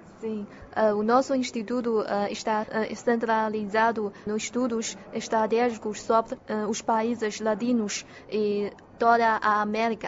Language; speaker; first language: Portuguese; non-native, fluent; Chinese